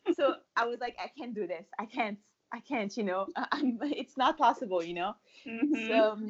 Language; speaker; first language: English; non-native, fluent; French